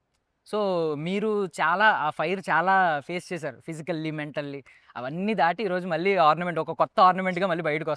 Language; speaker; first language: Telugu; native; Telugu